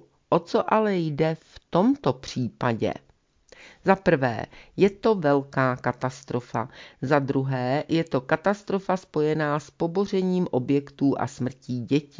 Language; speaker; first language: Czech; native; Czech